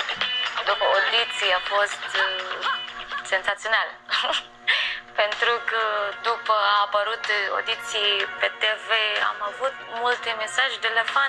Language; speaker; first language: Romanian; non-native, learner; Filipino